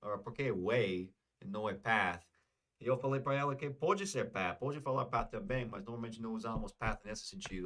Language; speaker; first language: Portuguese; non-native, fluent; English